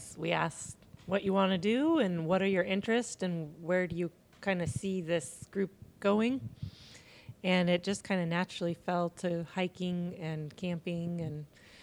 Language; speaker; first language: English; native; English